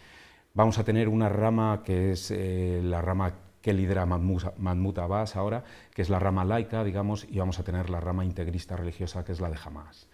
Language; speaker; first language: Spanish; native; Spanish